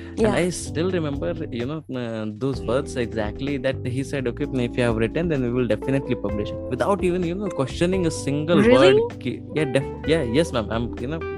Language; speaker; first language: English; non-native, local second language; Hindi